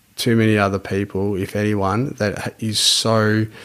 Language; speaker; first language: English; native; English